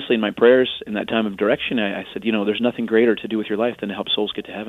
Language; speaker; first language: English; native; English